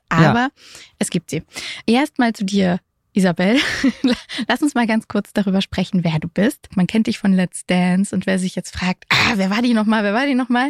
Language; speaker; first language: German; native; German